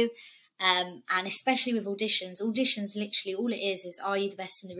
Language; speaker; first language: English; native; English